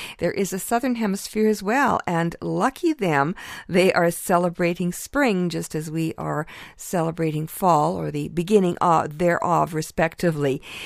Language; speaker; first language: English; early bilingual, other home language; Ukrainian